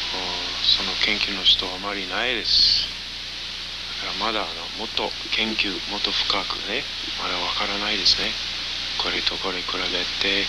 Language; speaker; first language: Japanese; non-native, learner; English